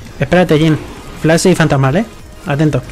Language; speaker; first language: Spanish; native; Spanish